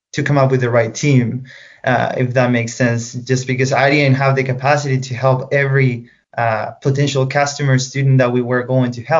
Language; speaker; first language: English; non-native, fluent; Spanish